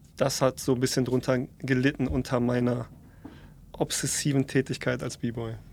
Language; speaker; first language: German; early bilingual, other home language; Polish